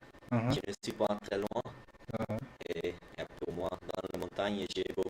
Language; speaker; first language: French; non-native, learner; Dutch